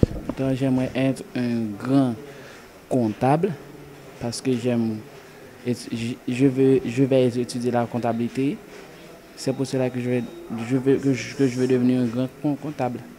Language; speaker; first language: French; non-native, local second language; Haitian Creole